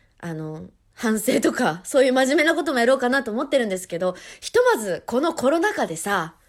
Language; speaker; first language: Japanese; native; Japanese